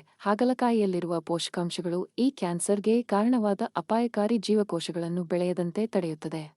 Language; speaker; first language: Kannada; native; Kannada